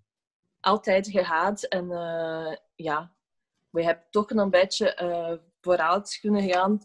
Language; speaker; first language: Dutch; non-native, fluent; Portuguese